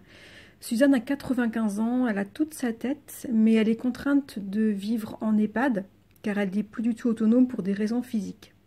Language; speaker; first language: French; native; French